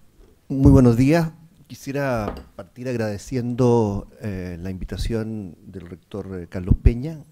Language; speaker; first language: Spanish; native; Spanish